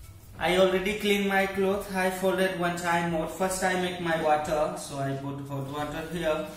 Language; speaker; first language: English; non-native, learner; Hindi